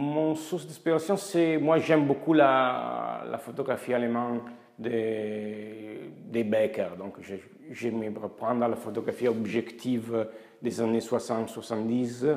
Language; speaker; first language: French; non-native, fluent; Italian